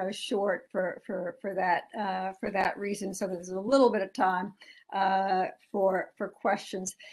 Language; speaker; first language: English; native; English